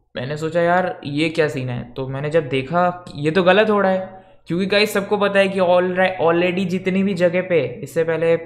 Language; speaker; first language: Hindi; non-native, local second language; Bangla